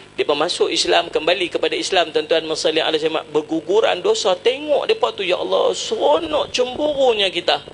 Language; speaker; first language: Malay; native; Malay